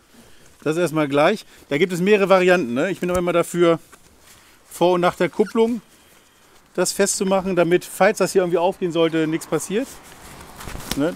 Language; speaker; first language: German; native; German